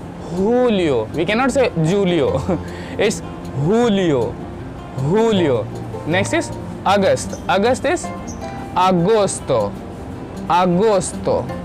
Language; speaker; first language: English; non-native, local second language; Hindi